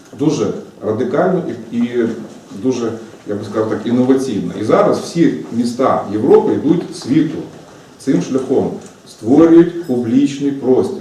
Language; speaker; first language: Ukrainian; native; Ukrainian